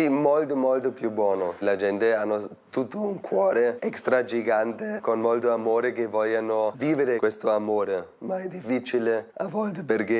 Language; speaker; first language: Italian; non-native, fluent; German